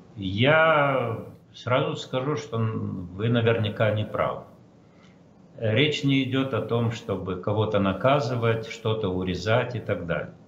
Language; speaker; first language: Russian; non-native, local second language; Romanian